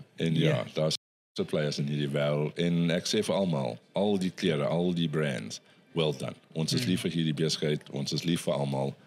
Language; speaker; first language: Afrikaans; non-native, local second language; English